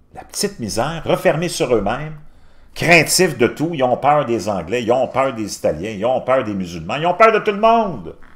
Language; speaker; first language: French; native; French